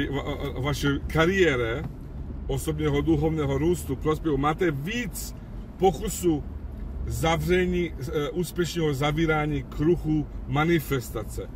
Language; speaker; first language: Czech; non-native, fluent; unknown